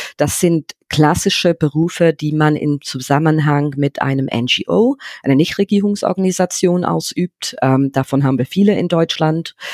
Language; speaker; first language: German; non-native, fluent; English